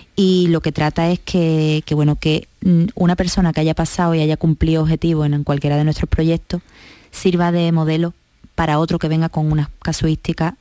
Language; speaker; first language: Spanish; native; Spanish